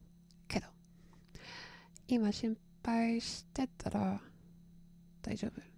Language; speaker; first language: Japanese; non-native, learner; English